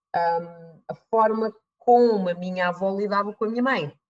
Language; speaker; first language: Portuguese; early bilingual, other home language; English